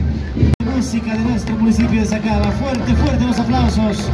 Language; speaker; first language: Spanish; native; Spanish